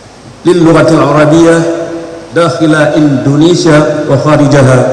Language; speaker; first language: Arabic; non-native, fluent; Indonesian